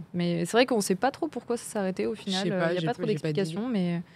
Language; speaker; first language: French; native; French